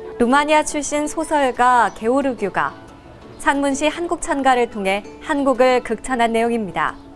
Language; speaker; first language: Korean; native; Korean